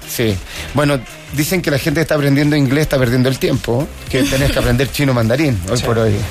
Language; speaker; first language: Spanish; native; Spanish